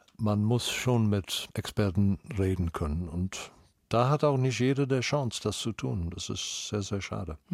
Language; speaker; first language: German; non-native, fluent; English